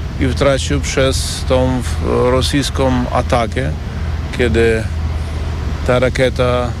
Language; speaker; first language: Polish; non-native, learner; Ukrainian